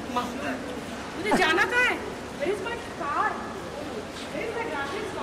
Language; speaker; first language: Hindi; native; Hindi